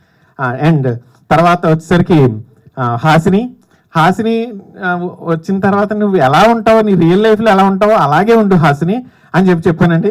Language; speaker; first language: Telugu; native; Telugu